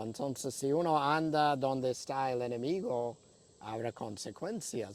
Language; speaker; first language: Spanish; non-native, fluent; English